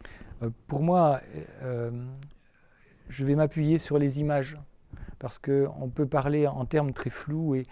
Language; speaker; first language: French; native; French